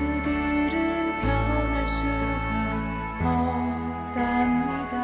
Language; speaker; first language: Korean; native; Korean